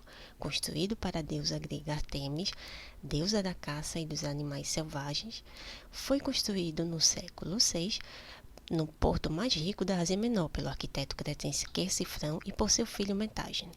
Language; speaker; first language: Portuguese; native; Portuguese